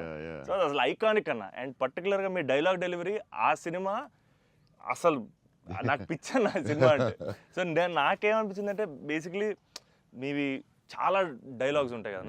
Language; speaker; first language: Telugu; native; Telugu